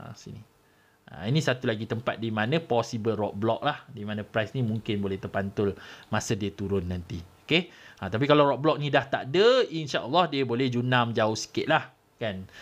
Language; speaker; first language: Malay; native; Malay